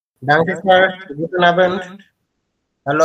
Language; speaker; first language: German; non-native, learner; Bangla